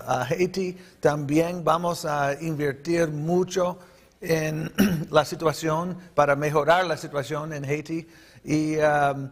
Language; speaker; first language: Spanish; early bilingual, heritage; Spanish